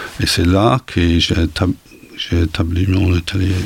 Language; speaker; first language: French; non-native, learner; English